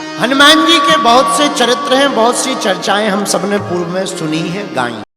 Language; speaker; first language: Hindi; native; Hindi